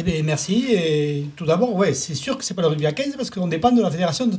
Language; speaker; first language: French; native; French